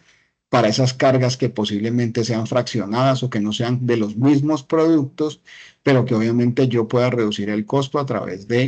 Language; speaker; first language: Spanish; native; Spanish